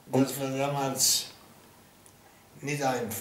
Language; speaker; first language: German; non-native, learner; English